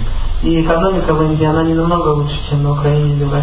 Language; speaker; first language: Russian; native; Russian